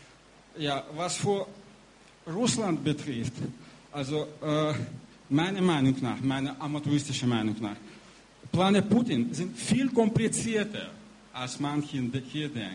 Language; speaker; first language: German; non-native, learner; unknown